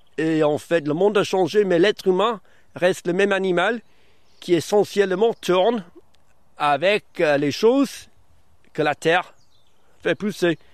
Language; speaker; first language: French; early bilingual, other home language; English